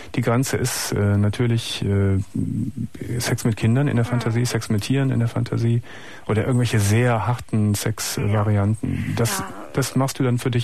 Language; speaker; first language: German; native; German